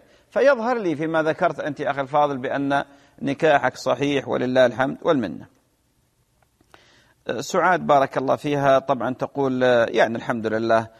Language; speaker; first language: Arabic; native; Arabic